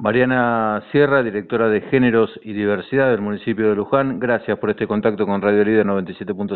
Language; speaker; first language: Spanish; native; Spanish